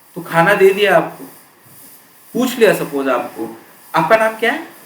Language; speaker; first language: Hindi; non-native, local second language; Marathi